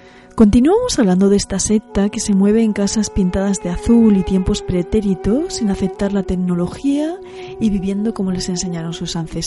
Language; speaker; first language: Spanish; native; Spanish